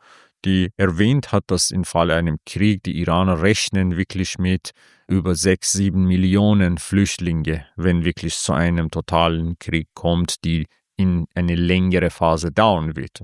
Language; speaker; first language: German; non-native, fluent; Persian